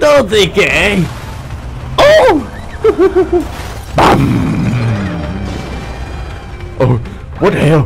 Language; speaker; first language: English; non-native, learner; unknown